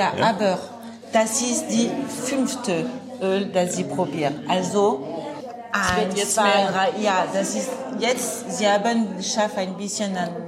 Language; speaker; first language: German; non-native, learner; French